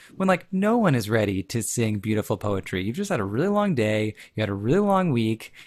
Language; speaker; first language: English; native; English